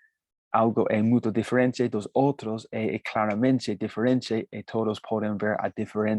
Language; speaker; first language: Portuguese; non-native, fluent; Spanish